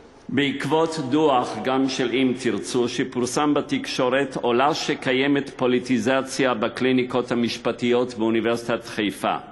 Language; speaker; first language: Hebrew; native; Hebrew